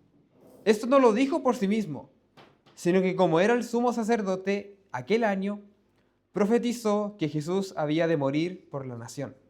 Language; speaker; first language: Spanish; native; Spanish